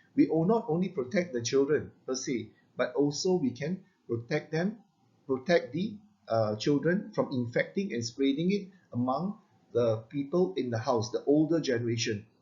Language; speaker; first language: English; non-native, local second language; Malay